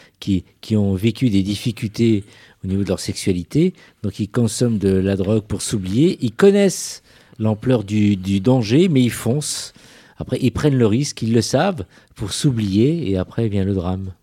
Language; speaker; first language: French; native; French